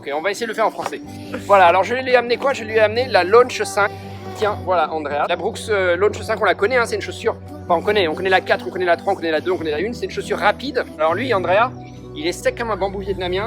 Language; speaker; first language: French; native; French